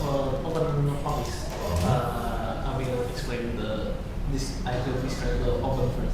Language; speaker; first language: English; non-native, learner; Indonesian